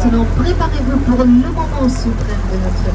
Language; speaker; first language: French; non-native, local second language; Dutch